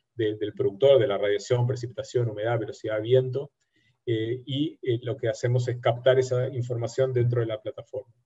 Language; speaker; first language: Spanish; native; Spanish